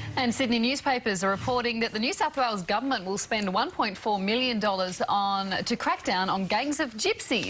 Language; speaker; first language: English; native; English